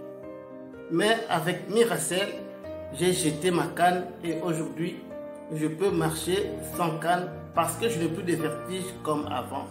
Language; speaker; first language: French; non-native, local second language; Lingala